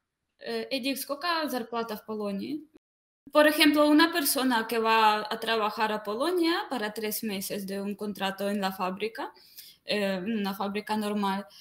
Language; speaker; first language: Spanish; non-native, fluent; Russian